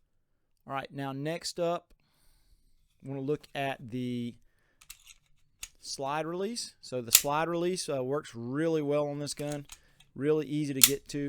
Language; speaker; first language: English; native; English